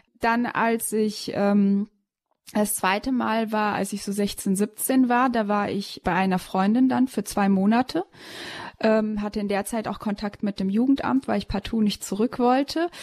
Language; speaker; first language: German; early bilingual, other home language; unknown